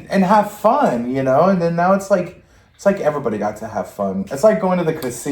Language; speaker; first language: English; native; English